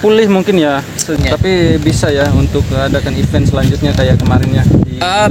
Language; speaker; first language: Indonesian; native; Indonesian